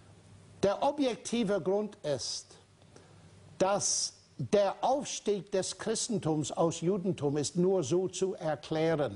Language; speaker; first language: German; non-native, fluent; English